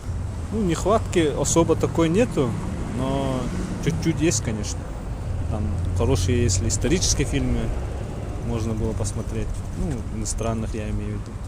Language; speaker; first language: Russian; non-native, local second language; Yakut